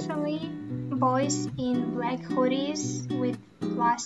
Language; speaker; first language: English; non-native, fluent; Tatar